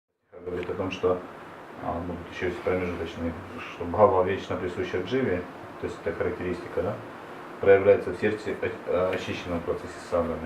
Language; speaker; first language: Russian; native; Russian